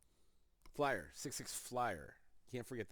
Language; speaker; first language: English; native; English